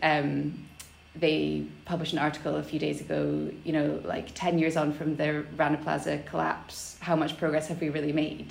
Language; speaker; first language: English; native; English